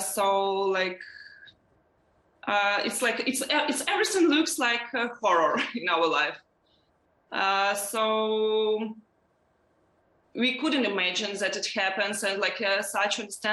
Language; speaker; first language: English; non-native, learner; Ukrainian